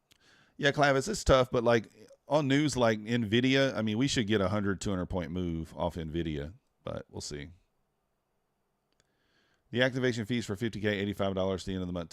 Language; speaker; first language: English; native; English